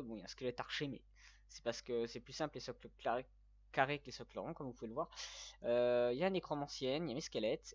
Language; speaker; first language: French; native; French